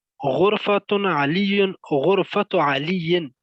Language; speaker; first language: Arabic; non-native, learner; Pashto